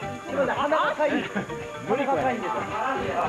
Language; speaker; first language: Japanese; native; Japanese